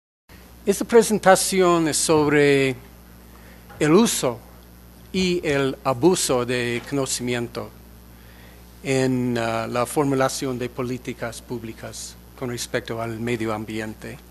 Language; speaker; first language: Spanish; non-native, fluent; English